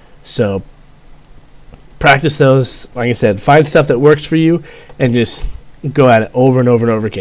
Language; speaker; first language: English; native; English